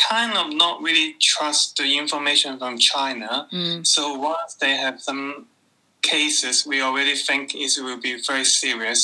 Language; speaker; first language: English; non-native, local second language; Cantonese